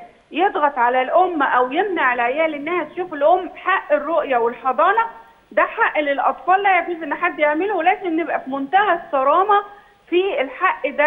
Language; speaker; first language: Arabic; native; Arabic